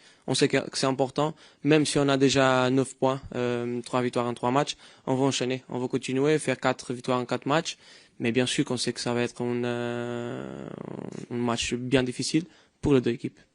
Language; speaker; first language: French; non-native, fluent; Portuguese